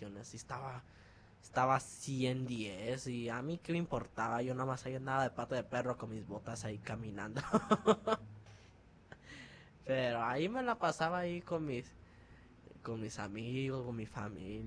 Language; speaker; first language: Spanish; early bilingual, heritage; Spanish